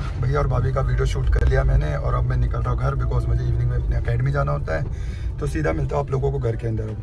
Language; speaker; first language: Hindi; non-native, local second language; Nepali